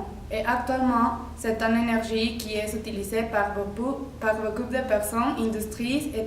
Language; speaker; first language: French; non-native, learner; Spanish